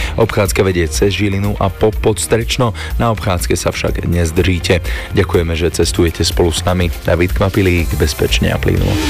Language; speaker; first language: Slovak; native; Slovak